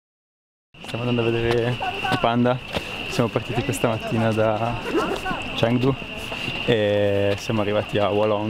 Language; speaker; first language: Italian; native; Italian